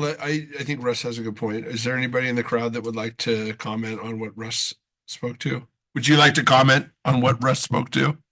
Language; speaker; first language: English; native; English